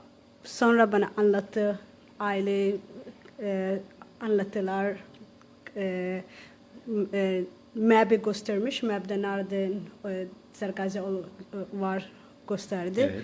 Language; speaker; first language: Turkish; non-native, learner; Somali